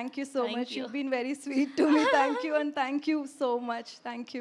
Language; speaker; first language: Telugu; non-native, local second language; Tamil